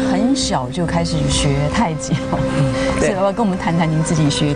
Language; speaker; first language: Chinese; native; Chinese